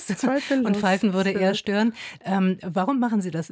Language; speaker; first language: German; native; German